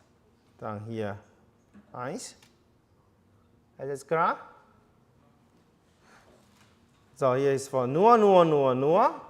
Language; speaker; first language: German; non-native, learner; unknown